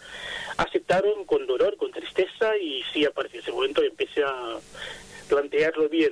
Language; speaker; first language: Spanish; non-native, fluent; Haitian Creole